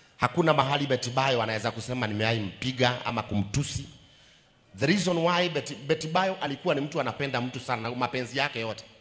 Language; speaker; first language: Swahili; native; Swahili